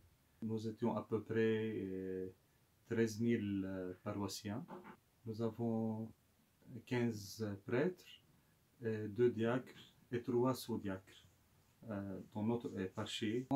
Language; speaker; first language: French; non-native, local second language; Arabic